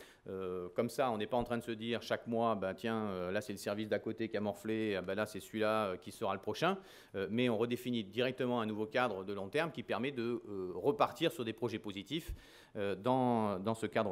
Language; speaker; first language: French; native; French